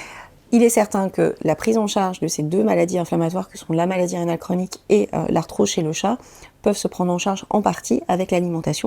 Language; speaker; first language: French; native; French